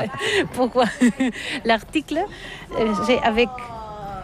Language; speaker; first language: French; non-native, learner; Catalan